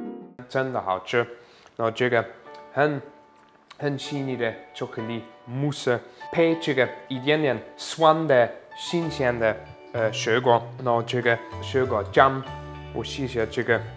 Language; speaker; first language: Chinese; non-native, learner; English